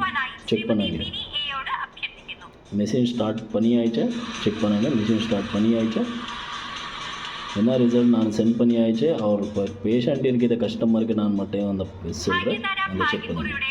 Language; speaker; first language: Tamil; non-native, learner; Kannada